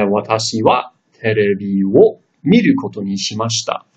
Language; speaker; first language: Japanese; non-native, fluent; English